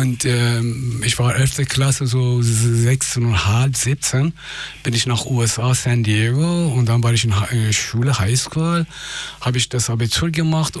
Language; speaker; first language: German; non-native, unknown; Persian